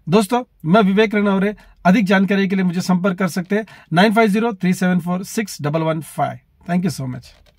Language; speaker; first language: Hindi; non-native, local second language; Marathi